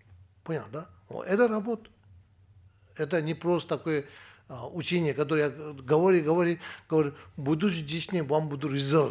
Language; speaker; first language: Russian; non-native, learner; Tibetan